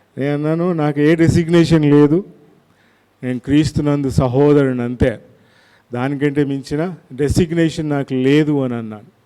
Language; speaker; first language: Telugu; non-native, local second language; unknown